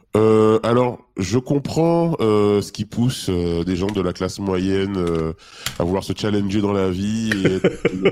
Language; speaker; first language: French; native; French